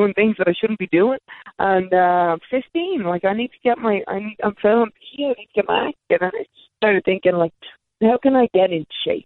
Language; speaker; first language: English; native; English